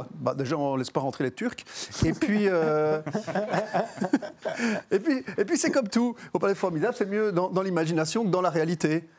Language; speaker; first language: French; native; French